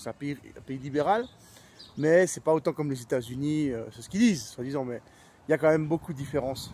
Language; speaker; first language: French; native; French